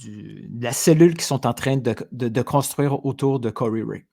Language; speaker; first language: French; native; French